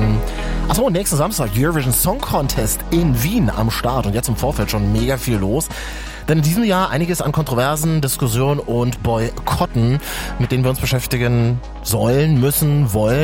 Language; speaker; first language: German; native; German